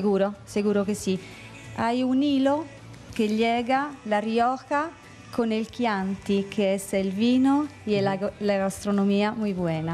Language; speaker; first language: Spanish; non-native, fluent; Italian